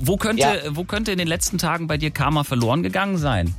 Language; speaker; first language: German; native; German